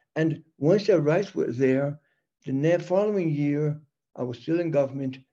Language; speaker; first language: English; early bilingual, other home language; German